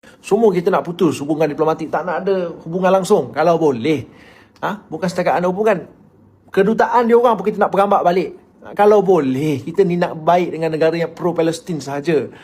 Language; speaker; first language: Malay; native; Malay